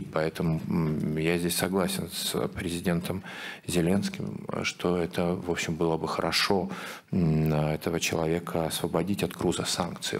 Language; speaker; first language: Russian; native; Russian